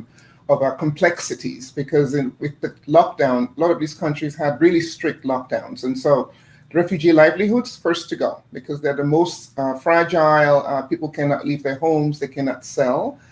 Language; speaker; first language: English; non-native, fluent; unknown